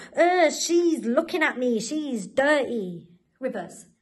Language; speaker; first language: English; native; English